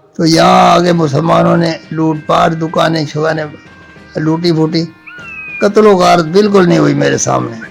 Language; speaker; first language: Urdu; non-native, local second language; Punjabi